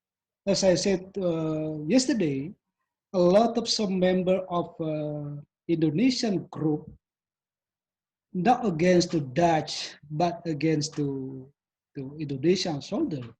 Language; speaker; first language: English; non-native, learner; Indonesian